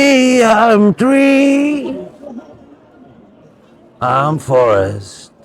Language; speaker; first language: English; non-native, learner; Lithuanian